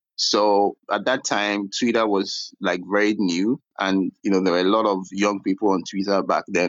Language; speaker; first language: English; non-native, local second language; Yoruba